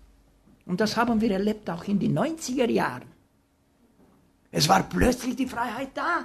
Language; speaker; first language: German; non-native, fluent; Romanian